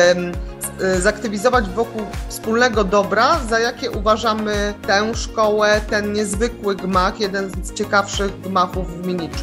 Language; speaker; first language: Polish; native; Polish